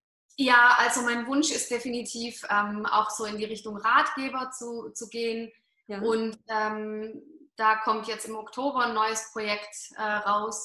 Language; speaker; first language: German; native; German